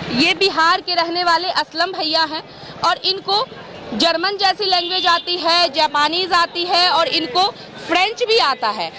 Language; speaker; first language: Hindi; native; Hindi